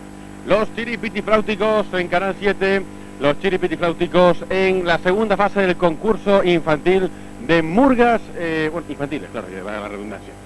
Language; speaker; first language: Spanish; native; Spanish